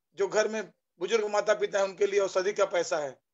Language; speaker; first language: Hindi; non-native, local second language; Bangla